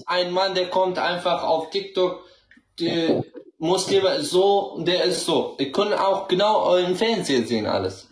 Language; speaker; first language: German; non-native, learner; Central Kurdish